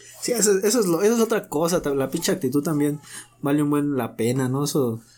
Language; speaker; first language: Spanish; native; Spanish